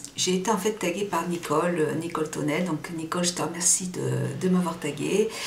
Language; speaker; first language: French; early bilingual, other home language; Portuguese